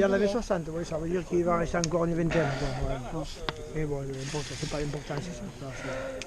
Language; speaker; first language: French; native; French